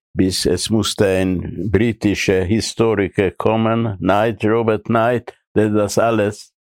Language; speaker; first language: German; non-native, fluent; Hungarian